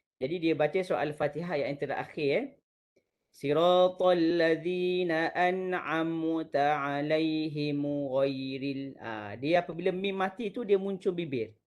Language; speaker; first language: Malay; native; Malay